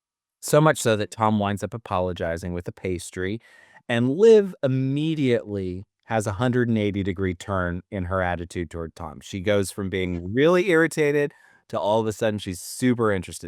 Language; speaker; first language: English; native; English